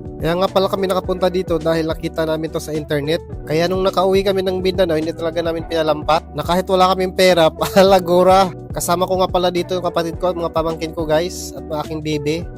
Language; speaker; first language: Filipino; non-native, local second language; Cebuano